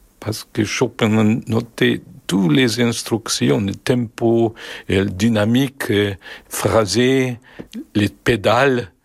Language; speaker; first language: French; non-native, learner; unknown